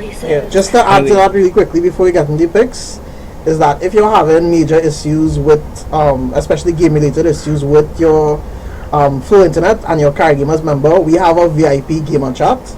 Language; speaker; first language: English; native; English